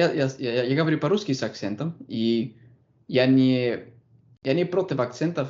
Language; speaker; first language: Russian; non-native, fluent; English